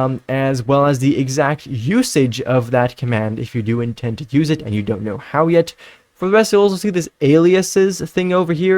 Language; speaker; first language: English; non-native, fluent; Dutch